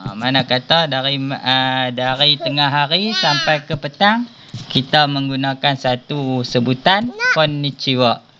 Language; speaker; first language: Malay; native; Malay